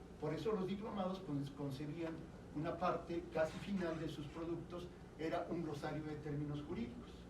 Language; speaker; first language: Spanish; native; Spanish